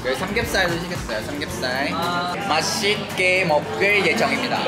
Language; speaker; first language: Korean; non-native, fluent; Vietnamese